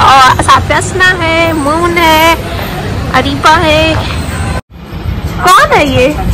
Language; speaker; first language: Hindi; native; Hindi